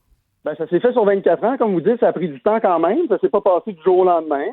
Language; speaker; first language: French; native; French